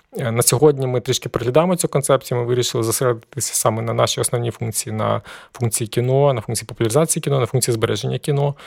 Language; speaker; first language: Ukrainian; native; Ukrainian